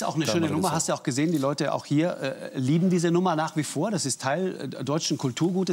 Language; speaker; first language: German; native; German